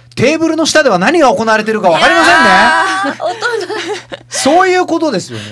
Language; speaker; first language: Japanese; early bilingual, heritage; Portuguese